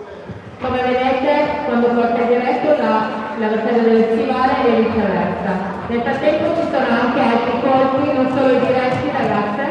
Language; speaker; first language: Italian; native; Italian